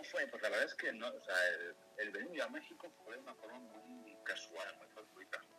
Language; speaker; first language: Spanish; native; Spanish